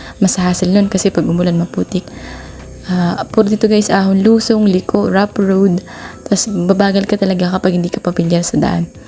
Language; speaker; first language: Filipino; non-native, local second language; Bikol